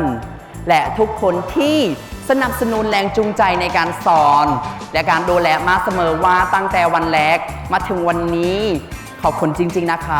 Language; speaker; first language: Thai; non-native, fluent; Khmer